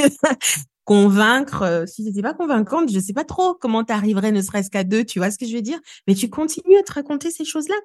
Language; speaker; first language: French; non-native, local second language; Lingala